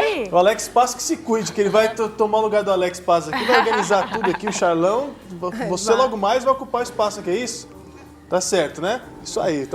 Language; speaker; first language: Portuguese; native; Portuguese